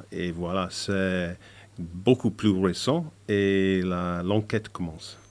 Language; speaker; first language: French; non-native, fluent; English